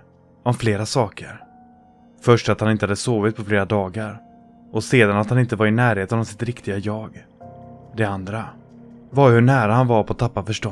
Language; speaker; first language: Swedish; native; Swedish